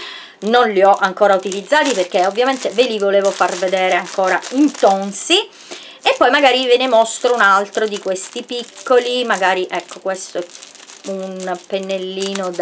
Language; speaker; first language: Italian; native; Italian